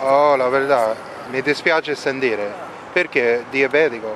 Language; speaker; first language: Italian; non-native, learner; English